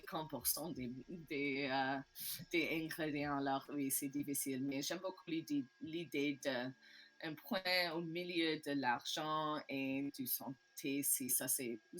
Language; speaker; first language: French; non-native, learner; English